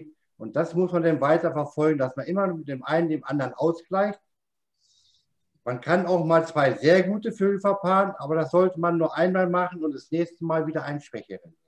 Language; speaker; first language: German; native; German